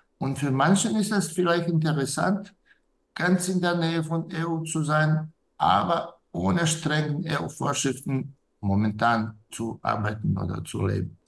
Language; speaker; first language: German; non-native, fluent; Serbian